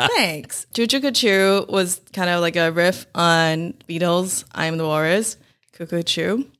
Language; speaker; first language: English; non-native, fluent; Chinese